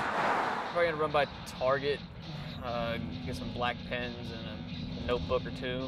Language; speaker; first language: English; native; English